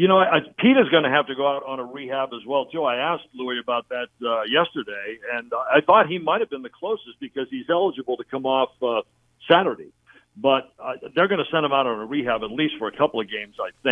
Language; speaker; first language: English; native; English